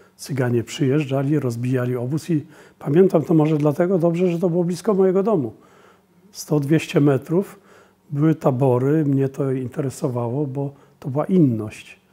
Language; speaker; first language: Polish; native; Polish